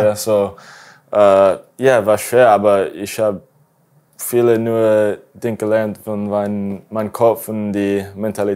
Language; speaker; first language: German; non-native, learner; English